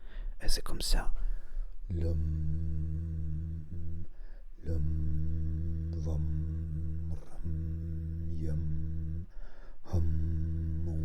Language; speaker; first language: French; non-native, learner; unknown